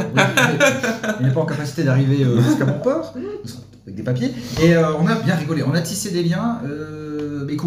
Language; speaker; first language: French; native; French